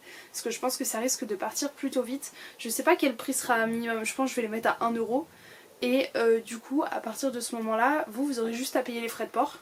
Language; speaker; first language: French; native; French